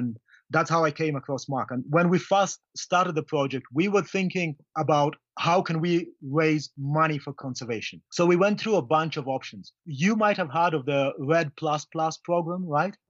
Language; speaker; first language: English; non-native, local second language; Luyia